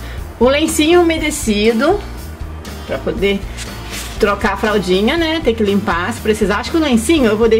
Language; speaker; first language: Portuguese; native; Portuguese